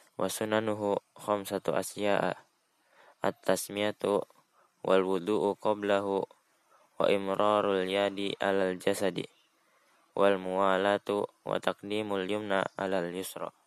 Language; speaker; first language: Arabic; non-native, learner; Indonesian